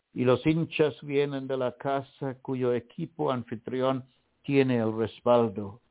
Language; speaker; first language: Spanish; non-native, fluent; English